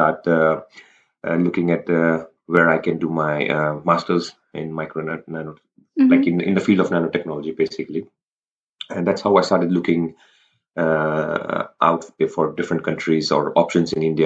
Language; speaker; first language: English; non-native, local second language; Rajasthani